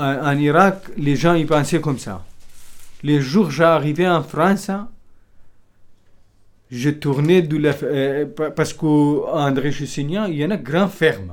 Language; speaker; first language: French; non-native, learner; Kurdish